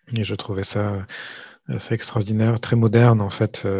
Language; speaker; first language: French; native; French